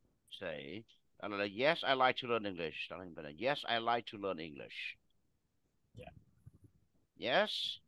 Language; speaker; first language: English; non-native, fluent; Vietnamese